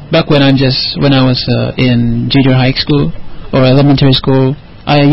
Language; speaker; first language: English; non-native, learner; Indonesian